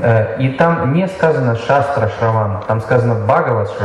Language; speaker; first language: Russian; native; Russian